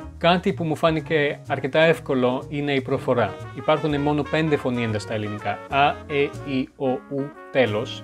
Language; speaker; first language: Greek; non-native, fluent; French